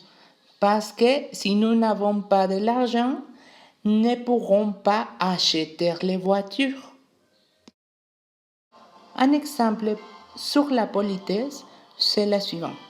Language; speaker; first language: French; non-native, learner; Spanish